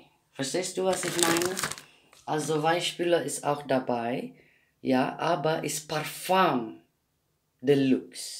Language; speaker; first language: German; non-native, learner; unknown